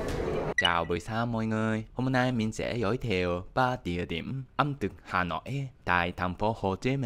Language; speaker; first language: Vietnamese; non-native, learner; Japanese